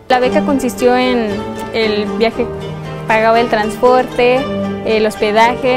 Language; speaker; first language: Spanish; native; Spanish